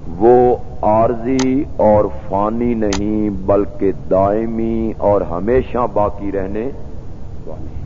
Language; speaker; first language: Urdu; non-native, local second language; Punjabi